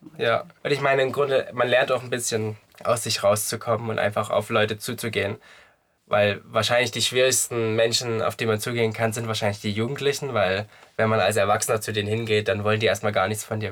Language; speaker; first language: German; native; German